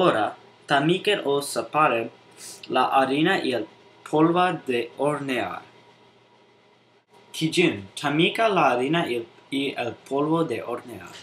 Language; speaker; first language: Spanish; non-native, learner; English